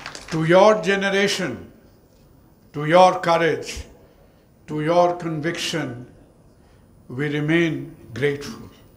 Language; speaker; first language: English; non-native, local second language; Bangla